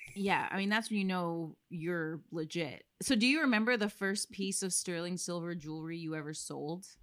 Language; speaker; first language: English; native; English